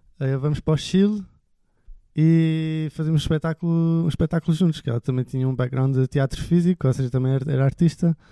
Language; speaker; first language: Portuguese; early bilingual, other home language; French